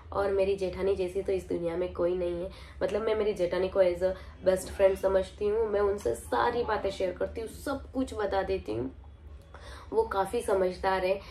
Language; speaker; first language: Hindi; non-native, local second language; Marwari